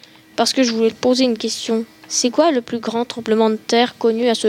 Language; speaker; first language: French; native; French